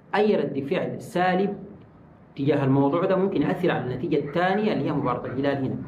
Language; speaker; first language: Arabic; native; Arabic